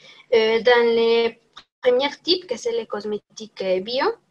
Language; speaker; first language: French; non-native, learner; Spanish